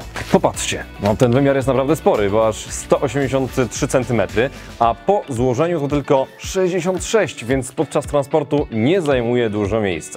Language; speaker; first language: Polish; native; Polish